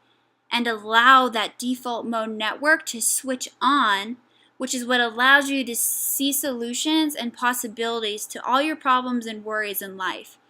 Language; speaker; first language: English; native; English